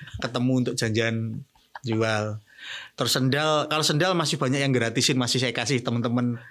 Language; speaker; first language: Indonesian; non-native, local second language; Javanese